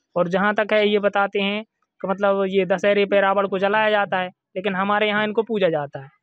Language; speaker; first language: Hindi; native; Hindi